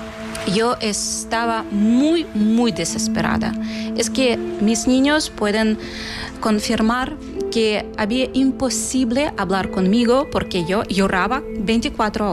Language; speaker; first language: Spanish; non-native, learner; Ukrainian